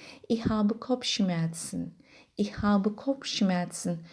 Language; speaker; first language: German; non-native, fluent; Turkish